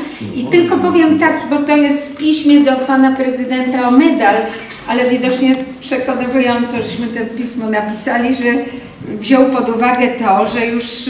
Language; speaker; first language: Polish; native; Polish